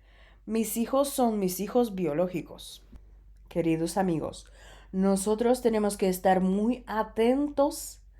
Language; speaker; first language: Spanish; non-native, fluent; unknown